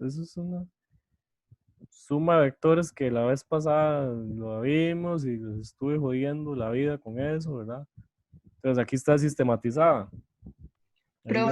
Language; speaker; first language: Spanish; native; Spanish